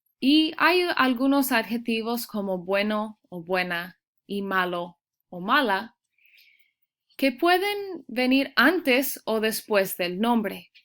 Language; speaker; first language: Spanish; early bilingual, heritage; Spanish